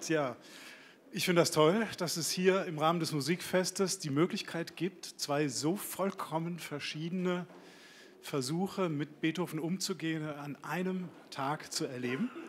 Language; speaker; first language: German; native; German